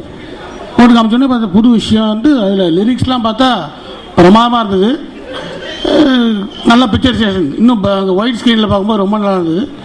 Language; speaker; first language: Tamil; native; Tamil